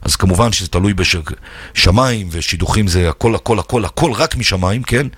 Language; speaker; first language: Hebrew; native; Hebrew